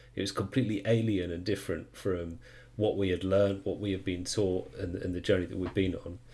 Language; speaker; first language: English; native; English